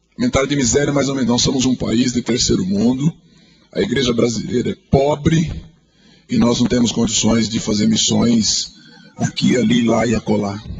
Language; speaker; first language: Portuguese; native; Portuguese